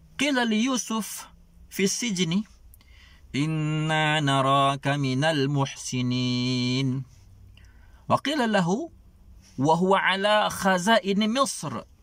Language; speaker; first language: Arabic; non-native, fluent; Malay